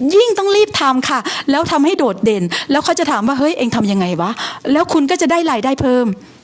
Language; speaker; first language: Thai; native; Thai